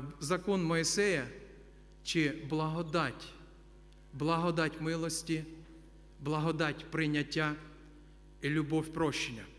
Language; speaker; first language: Ukrainian; non-native, local second language; Russian